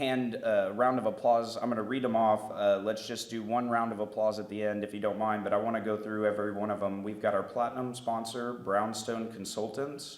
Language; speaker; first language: English; native; English